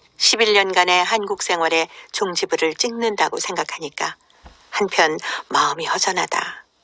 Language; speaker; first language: Korean; native; Korean